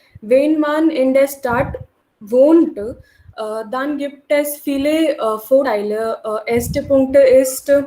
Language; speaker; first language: German; non-native, learner; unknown